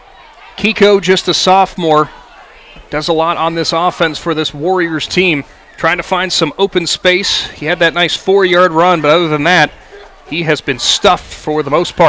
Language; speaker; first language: English; native; English